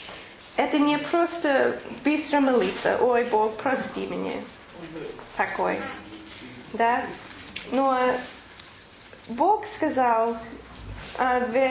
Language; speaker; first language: Russian; non-native, fluent; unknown